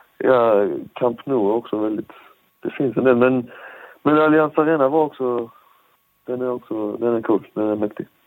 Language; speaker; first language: Swedish; early bilingual, other home language; Persian